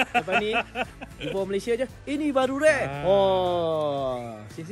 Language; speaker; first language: Malay; native; Malay